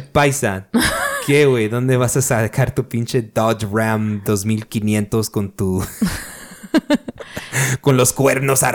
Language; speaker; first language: Spanish; early bilingual, other home language; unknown